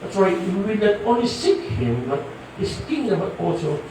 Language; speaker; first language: English; non-native, local second language; Filipino